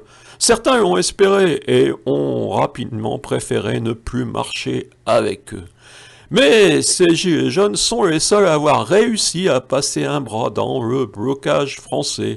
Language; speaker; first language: French; native; French